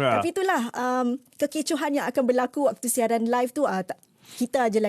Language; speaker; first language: Malay; native; Malay